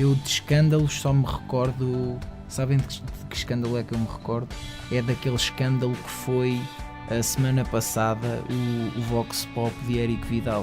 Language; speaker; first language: Portuguese; native; Portuguese